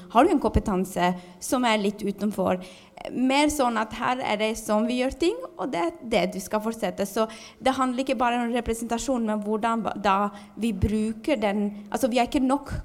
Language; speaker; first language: Norwegian; non-native, fluent; Albanian